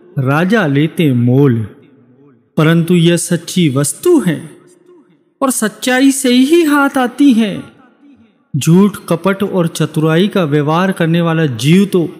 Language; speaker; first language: Hindi; native; Hindi